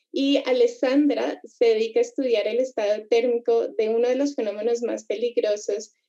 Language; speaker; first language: Spanish; native; Spanish